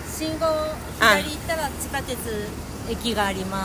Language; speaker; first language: Japanese; non-native, fluent; Thai